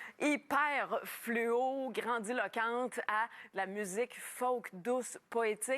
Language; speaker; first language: French; native; French